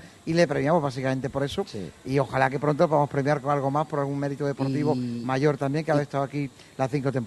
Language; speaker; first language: Spanish; native; Spanish